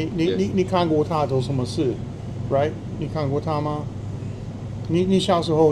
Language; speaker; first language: Chinese; non-native, fluent; English